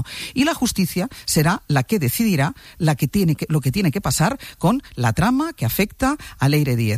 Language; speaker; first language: Spanish; native; Spanish